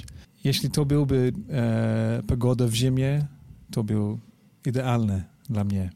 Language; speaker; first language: Polish; non-native, learner; English